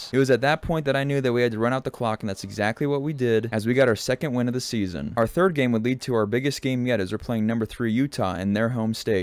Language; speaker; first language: English; native; English